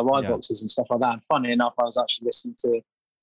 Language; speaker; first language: English; native; English